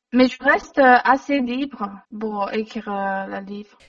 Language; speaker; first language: French; non-native, learner; Chinese